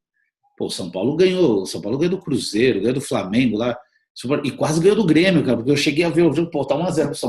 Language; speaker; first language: Portuguese; native; Portuguese